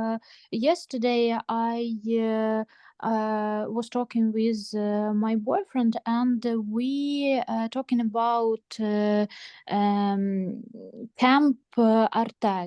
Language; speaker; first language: English; non-native, learner; Ukrainian